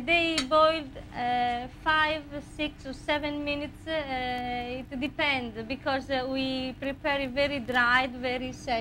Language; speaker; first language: English; non-native, learner; Italian